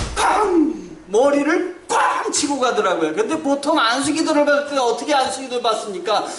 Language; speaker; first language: Korean; native; Korean